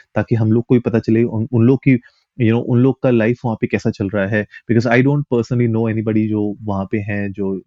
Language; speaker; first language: Hindi; native; Hindi